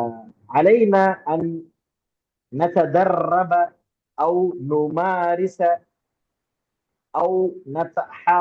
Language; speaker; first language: Arabic; non-native, fluent; Tamil